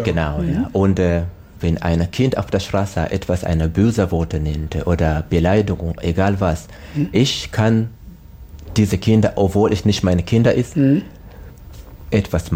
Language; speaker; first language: German; non-native, learner; Swahili